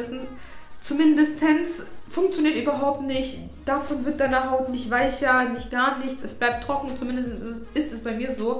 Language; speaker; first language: German; native; German